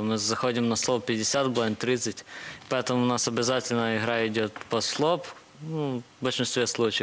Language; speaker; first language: Russian; native; Russian